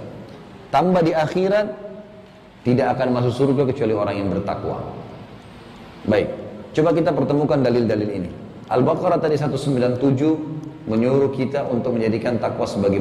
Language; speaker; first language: Indonesian; native; Indonesian